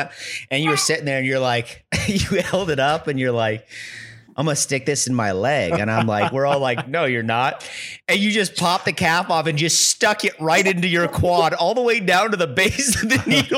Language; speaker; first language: English; native; English